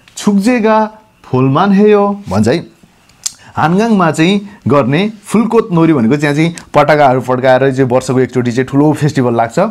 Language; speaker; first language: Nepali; non-native, local second language; Gurung